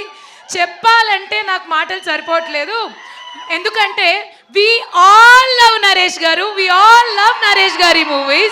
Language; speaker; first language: Telugu; native; Telugu